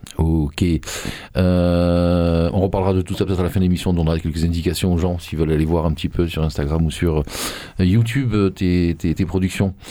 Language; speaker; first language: French; native; French